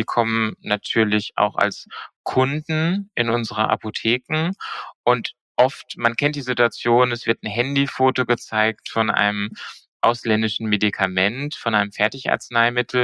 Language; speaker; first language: German; native; German